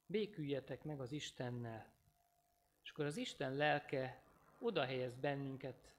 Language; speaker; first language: Hungarian; native; Hungarian